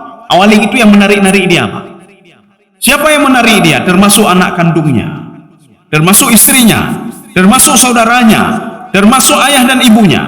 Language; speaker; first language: Indonesian; native; Indonesian